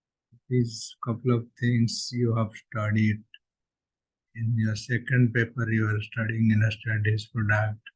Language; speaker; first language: English; non-native, local second language; Odia